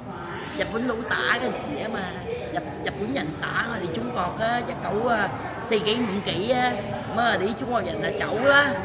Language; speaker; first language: Cantonese; early bilingual, heritage; Cantonese